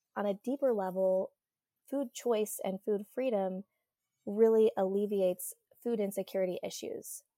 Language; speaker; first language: English; native; English